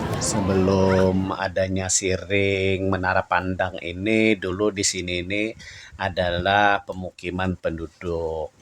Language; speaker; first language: Indonesian; non-native, local second language; Banjar